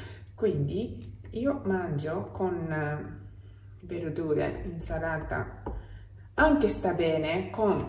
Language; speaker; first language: Italian; non-native, learner; Japanese